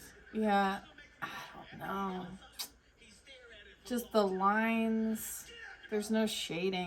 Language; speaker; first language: English; native; English